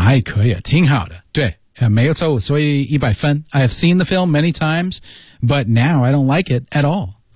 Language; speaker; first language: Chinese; non-native, fluent; English